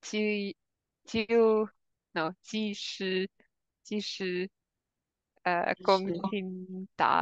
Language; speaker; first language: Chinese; non-native, learner; English